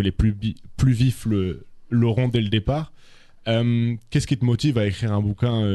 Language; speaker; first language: French; native; French